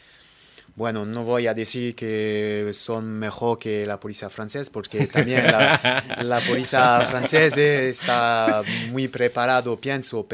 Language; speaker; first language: Spanish; non-native, learner; French